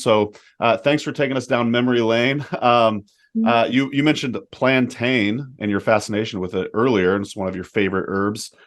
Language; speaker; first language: English; native; English